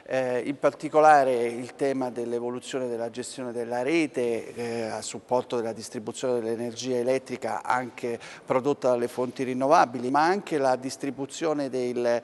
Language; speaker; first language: Italian; native; Italian